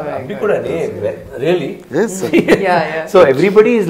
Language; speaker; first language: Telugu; non-native, learner; Tamil